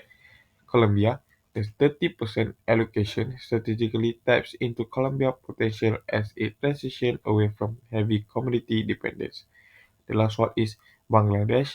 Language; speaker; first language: English; non-native, local second language; Malay